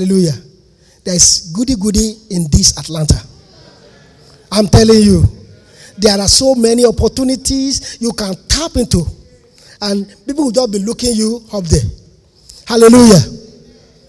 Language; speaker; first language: English; non-native, local second language; Yoruba